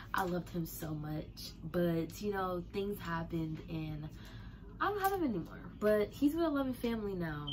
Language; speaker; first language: English; native; English